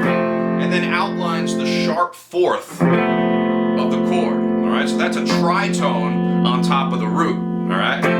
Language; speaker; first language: English; native; English